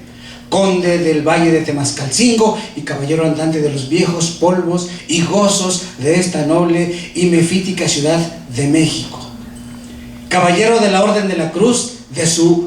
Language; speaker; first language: Spanish; native; Spanish